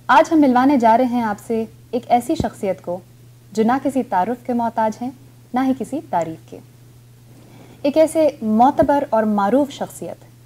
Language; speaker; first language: Urdu; native; Urdu